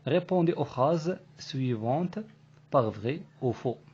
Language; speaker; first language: French; non-native, local second language; Arabic